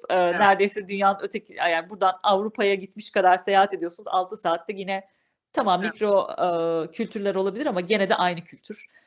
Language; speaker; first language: Turkish; native; Turkish